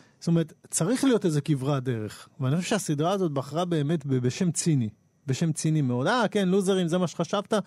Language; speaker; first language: Hebrew; native; Hebrew